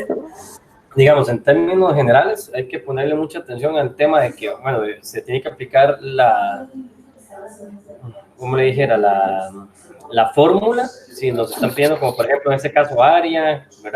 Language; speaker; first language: Spanish; native; Spanish